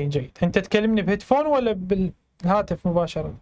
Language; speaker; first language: Arabic; native; Arabic